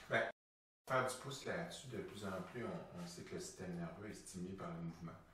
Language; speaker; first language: French; native; French